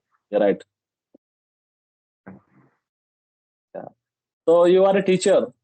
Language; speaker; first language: English; non-native, local second language; Hindi